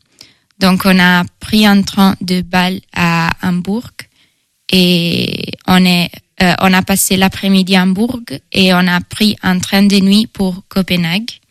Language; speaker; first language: French; non-native, fluent; Italian